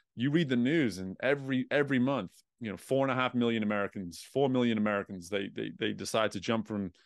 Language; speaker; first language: English; native; English